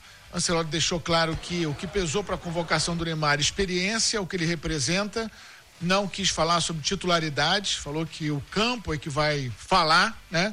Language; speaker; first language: Portuguese; native; Portuguese